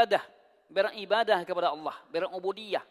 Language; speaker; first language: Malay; non-native, local second language; Minangkabau